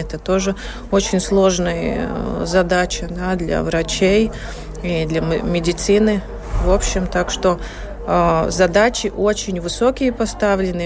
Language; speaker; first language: Russian; non-native, local second language; Latvian